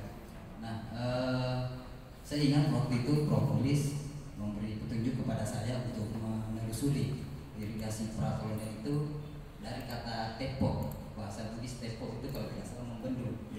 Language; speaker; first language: Indonesian; native; Indonesian